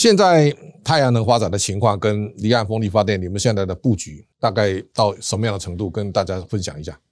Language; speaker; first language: Chinese; native; Chinese